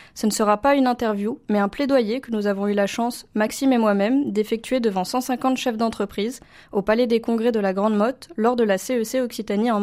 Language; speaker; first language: French; native; French